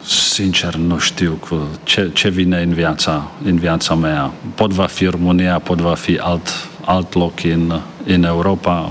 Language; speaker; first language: Romanian; non-native, learner; Czech